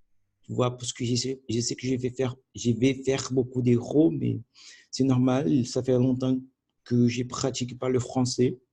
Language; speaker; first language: French; non-native, learner; Portuguese